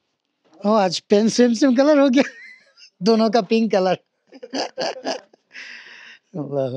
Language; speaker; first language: Hindi; non-native, fluent; Bangla